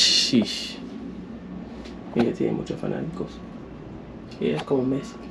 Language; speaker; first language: Spanish; non-native, learner; English